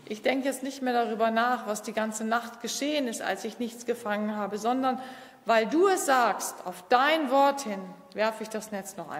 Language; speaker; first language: German; native; German